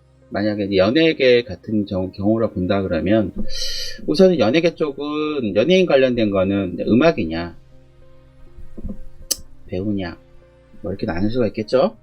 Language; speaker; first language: Korean; native; Korean